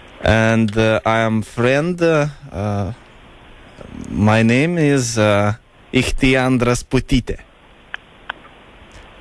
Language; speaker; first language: English; non-native, learner; Lithuanian